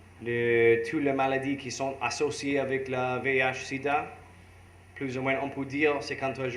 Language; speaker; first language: French; non-native, learner; English